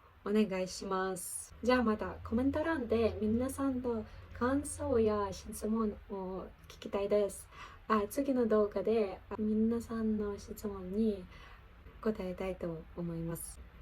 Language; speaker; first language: Japanese; non-native, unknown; Ukrainian